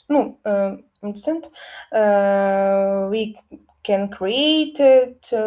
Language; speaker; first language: English; non-native, learner; Russian